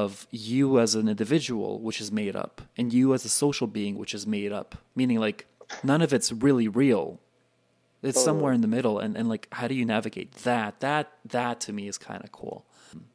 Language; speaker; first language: English; native; English